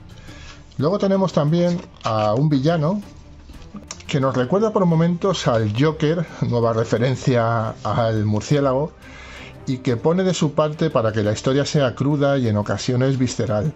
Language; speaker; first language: Spanish; native; Spanish